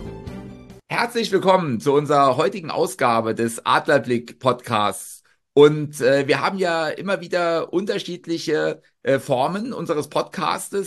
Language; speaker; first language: German; native; German